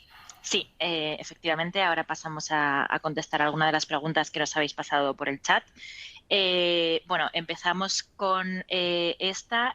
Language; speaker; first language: Spanish; native; Spanish